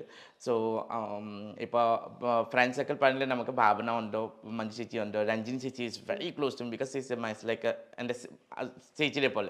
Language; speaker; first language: Malayalam; non-native, learner; Assamese